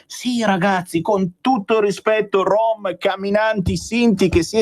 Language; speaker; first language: Italian; native; Italian